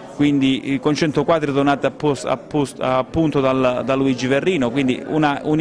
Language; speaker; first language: Italian; native; Italian